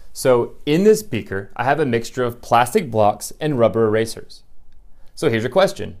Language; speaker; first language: English; native; English